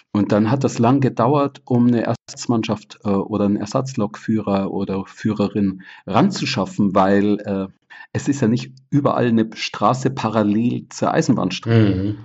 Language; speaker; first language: German; native; German